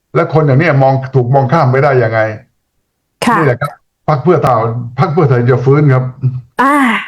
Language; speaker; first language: Thai; native; Thai